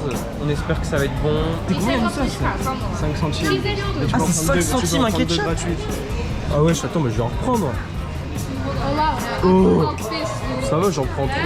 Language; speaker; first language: French; native; French